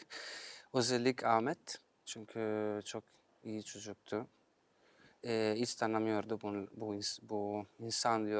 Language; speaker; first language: Turkish; non-native, fluent; Italian